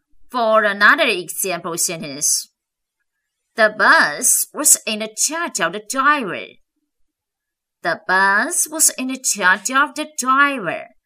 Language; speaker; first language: English; non-native, fluent; Chinese